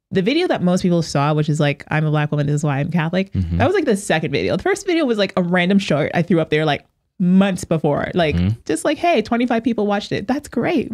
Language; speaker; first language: English; native; English